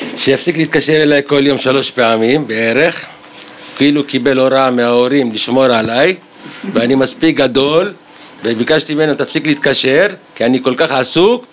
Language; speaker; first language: Hebrew; native; Hebrew